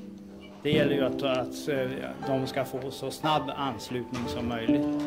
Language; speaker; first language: Swedish; native; Swedish